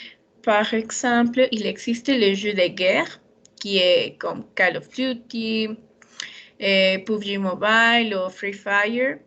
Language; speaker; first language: French; non-native, learner; Spanish